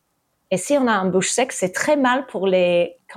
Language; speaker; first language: French; early bilingual, heritage; English